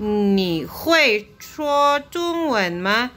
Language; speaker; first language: Chinese; non-native, fluent; Indonesian